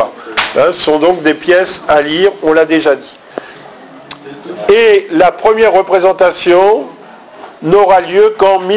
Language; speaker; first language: French; native; French